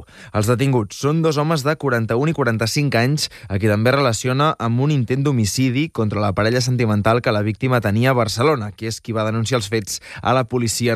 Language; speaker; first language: Catalan; native; Catalan